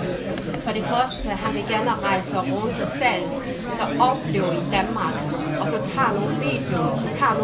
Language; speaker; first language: Danish; non-native, fluent; Chinese